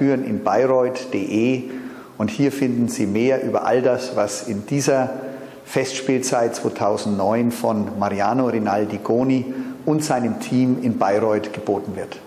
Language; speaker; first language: German; native; German